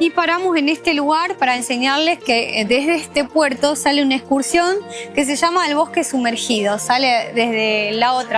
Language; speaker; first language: Spanish; native; Spanish